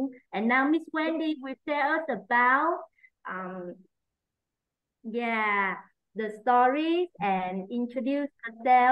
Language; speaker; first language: English; non-native, learner; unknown